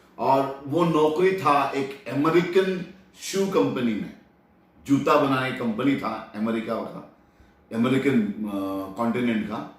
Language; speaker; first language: Hindi; non-native, local second language; Marathi